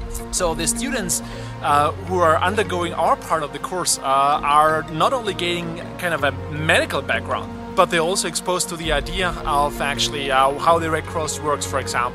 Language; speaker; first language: English; non-native, fluent; German